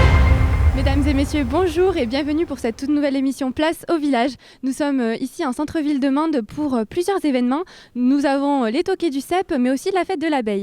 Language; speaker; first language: French; native; French